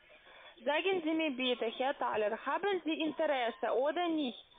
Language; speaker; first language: German; non-native, learner; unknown